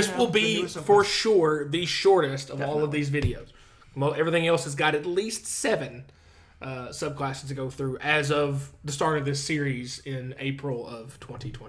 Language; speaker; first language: English; native; English